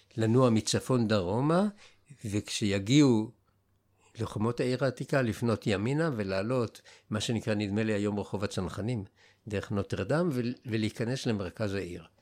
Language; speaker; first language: Hebrew; native; Hebrew